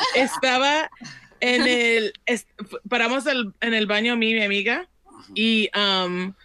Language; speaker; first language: Spanish; early bilingual, heritage; Spanish